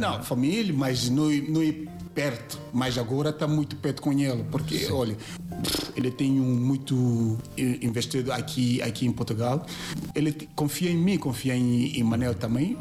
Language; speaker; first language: Portuguese; non-native, learner; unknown